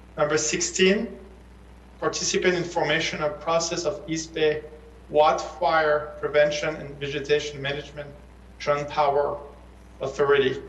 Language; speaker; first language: English; early bilingual, other home language; Persian